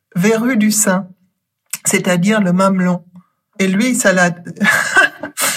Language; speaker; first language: French; non-native, fluent; German